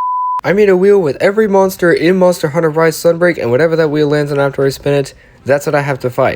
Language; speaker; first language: English; native; English